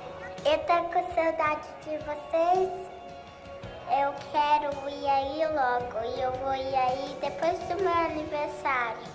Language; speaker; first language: Portuguese; early bilingual, heritage; Portuguese